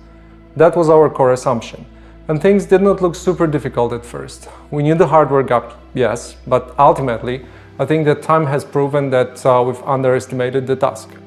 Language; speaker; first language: English; non-native, fluent; Polish